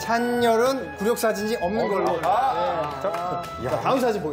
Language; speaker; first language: Korean; native; Korean